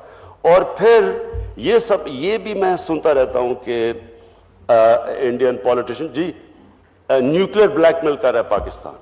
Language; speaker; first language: Urdu; native; Urdu